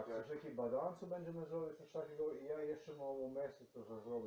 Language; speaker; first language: Polish; non-native, learner; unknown